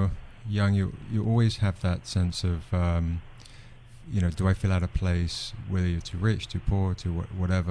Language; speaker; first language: English; native; English